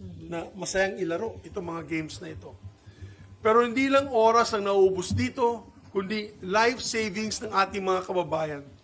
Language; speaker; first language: Filipino; non-native, local second language; Cebuano